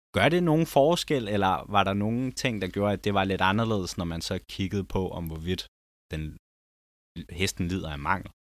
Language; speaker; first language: Danish; native; Danish